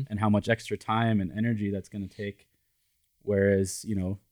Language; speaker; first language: English; native; English